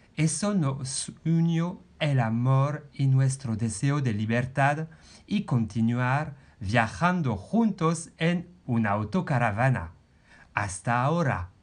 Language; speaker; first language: Spanish; non-native, fluent; French